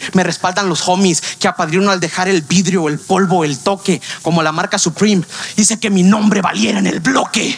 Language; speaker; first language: Spanish; native; Spanish